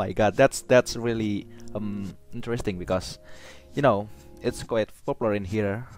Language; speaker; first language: English; non-native, learner; Indonesian